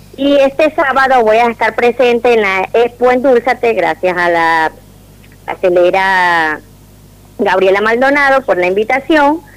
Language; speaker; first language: Spanish; native; Spanish